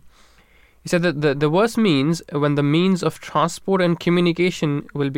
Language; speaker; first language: English; non-native, local second language; Urdu